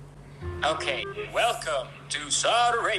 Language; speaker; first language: English; non-native, learner; Arabic